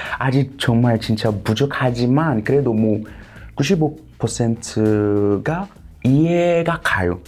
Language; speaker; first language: Korean; non-native, fluent; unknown